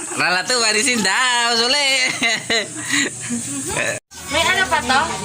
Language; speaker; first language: Filipino; native; Filipino